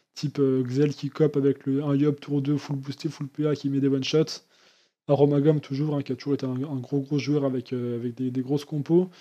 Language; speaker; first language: French; native; French